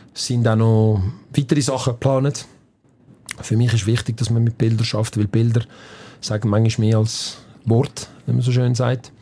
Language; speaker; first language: German; early bilingual, other home language; Italian